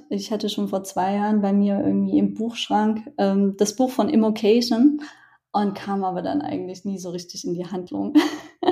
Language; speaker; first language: German; native; German